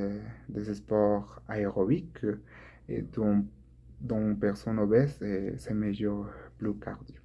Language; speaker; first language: French; non-native, learner; Spanish